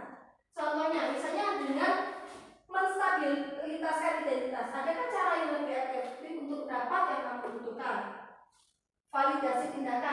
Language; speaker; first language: Indonesian; non-native, local second language; Javanese